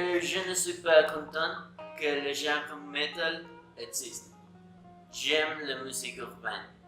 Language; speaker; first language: French; non-native, learner; Spanish